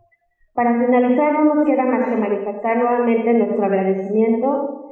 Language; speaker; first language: Spanish; native; Spanish